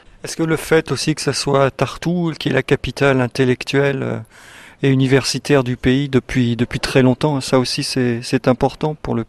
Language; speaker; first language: French; native; French